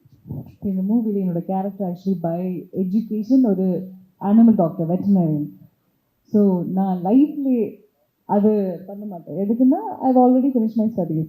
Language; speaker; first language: Tamil; early bilingual, heritage; Tamil